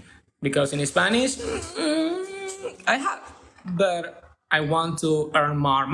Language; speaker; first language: English; non-native, learner; Spanish